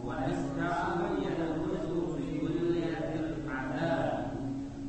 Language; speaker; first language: Arabic; non-native, learner; Indonesian